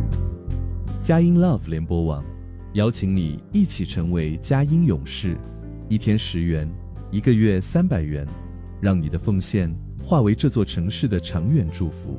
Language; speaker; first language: Chinese; native; Chinese